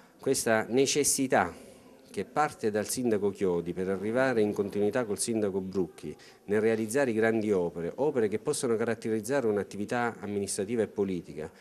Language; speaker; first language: Italian; native; Italian